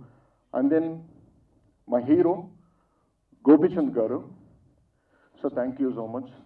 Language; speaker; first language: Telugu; non-native, fluent; Tamil